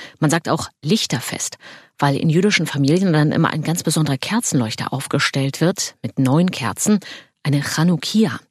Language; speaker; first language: German; native; German